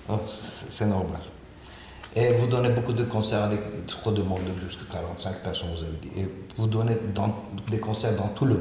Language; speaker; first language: French; non-native, fluent; Turkish